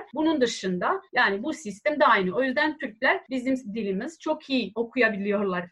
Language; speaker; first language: Turkish; non-native, fluent; Serbian